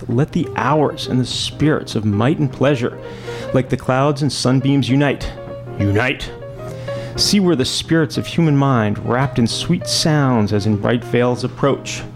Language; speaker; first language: English; native; English